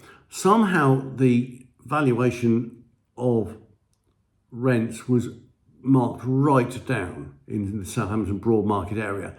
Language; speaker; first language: English; native; English